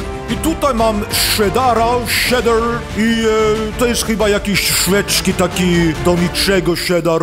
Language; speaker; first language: Polish; early bilingual, heritage; Polish